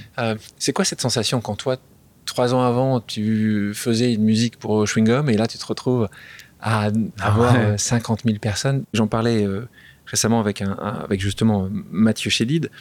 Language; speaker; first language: French; native; French